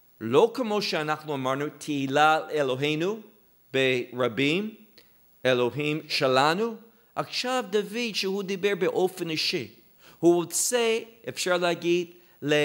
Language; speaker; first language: Hebrew; non-native, fluent; English